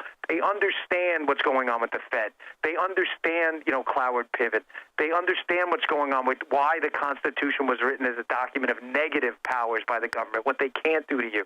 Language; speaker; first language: English; native; English